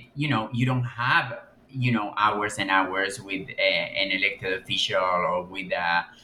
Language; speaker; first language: English; non-native, fluent; Spanish